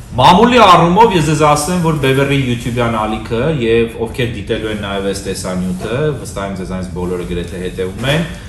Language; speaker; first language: Armenian; native; Armenian